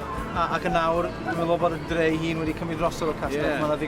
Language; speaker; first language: Welsh; native; Welsh